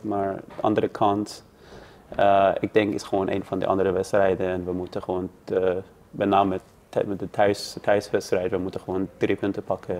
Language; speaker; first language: Dutch; non-native, learner; Persian